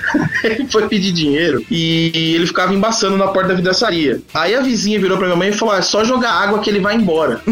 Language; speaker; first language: Portuguese; native; Portuguese